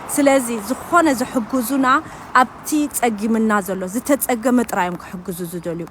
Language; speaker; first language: Tigrinya; early bilingual, heritage; German